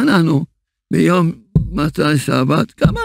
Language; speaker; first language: Hebrew; early bilingual, other home language; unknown